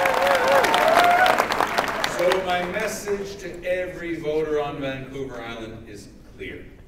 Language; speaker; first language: English; early bilingual, other home language; French